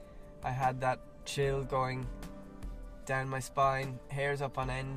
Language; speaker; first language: English; native; English